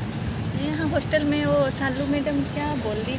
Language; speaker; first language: Hindi; non-native, local second language; Odia